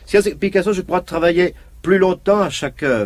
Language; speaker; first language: French; native; French